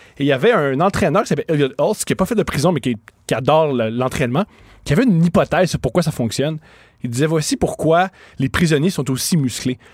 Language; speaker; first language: French; native; French